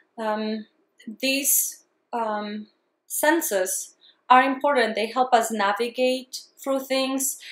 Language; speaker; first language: English; non-native, fluent; Polish